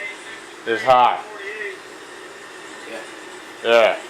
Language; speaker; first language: English; native; English